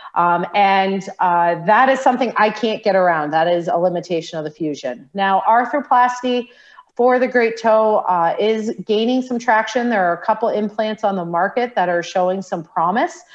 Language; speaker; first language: English; native; English